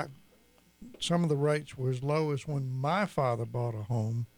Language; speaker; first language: English; native; English